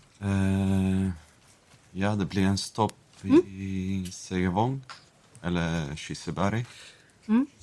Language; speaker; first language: Swedish; non-native, fluent; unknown